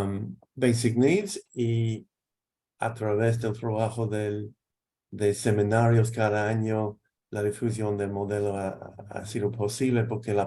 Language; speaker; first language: Spanish; non-native, fluent; English